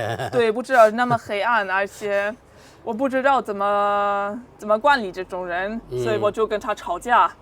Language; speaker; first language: Chinese; non-native, fluent; German